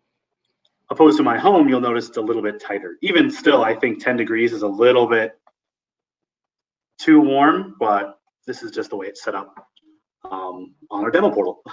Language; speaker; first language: English; native; English